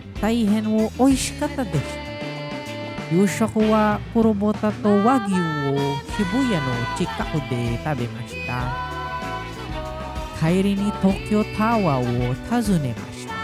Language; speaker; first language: Japanese; non-native, learner; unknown